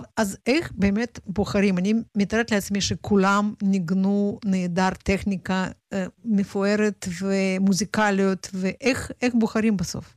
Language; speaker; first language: Hebrew; non-native, fluent; Russian